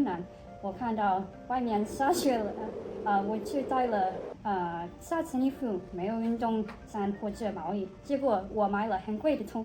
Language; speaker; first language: Chinese; non-native, learner; English